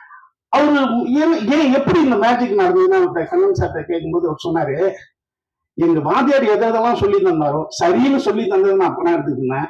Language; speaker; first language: Tamil; native; Tamil